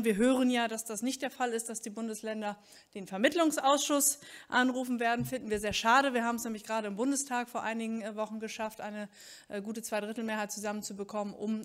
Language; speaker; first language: German; native; German